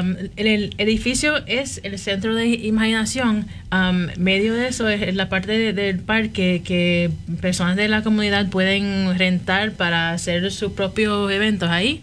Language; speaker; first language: Spanish; early bilingual, heritage; Spanish